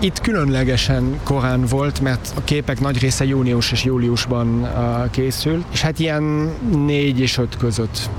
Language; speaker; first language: Hungarian; early bilingual, heritage; Hungarian